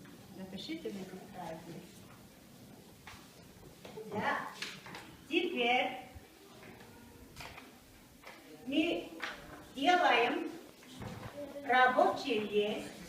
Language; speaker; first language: Russian; non-native, fluent; Mongolian